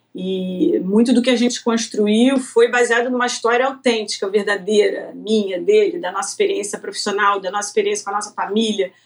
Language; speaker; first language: Portuguese; native; Portuguese